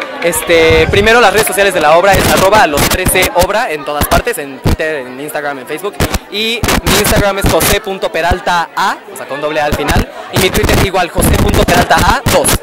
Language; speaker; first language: Spanish; native; Spanish